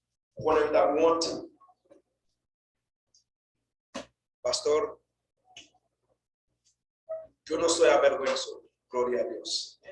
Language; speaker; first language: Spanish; non-native, fluent; Haitian Creole